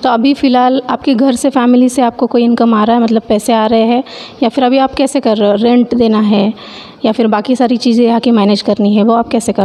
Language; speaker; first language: Hindi; non-native, local second language; Marathi